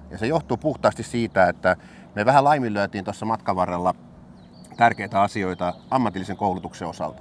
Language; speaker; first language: Finnish; native; Finnish